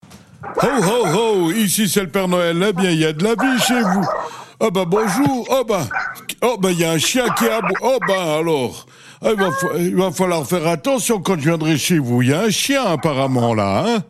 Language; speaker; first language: French; native; French